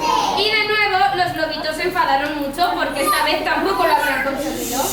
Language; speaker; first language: Spanish; native; Spanish